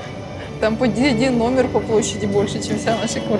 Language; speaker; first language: Russian; native; Russian